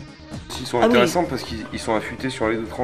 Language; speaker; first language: French; native; French